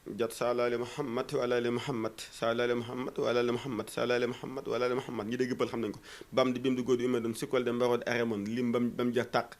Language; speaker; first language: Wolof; non-native, local second language; Fula